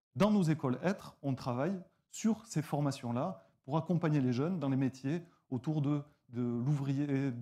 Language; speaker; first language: French; native; French